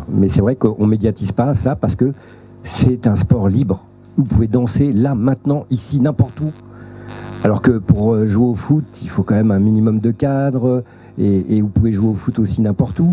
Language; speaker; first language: French; native; French